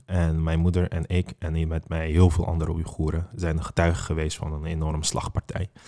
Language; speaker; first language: Dutch; non-native, fluent; Uyghur